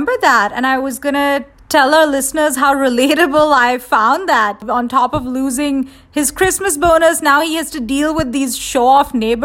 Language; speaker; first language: English; non-native, local second language; Hindi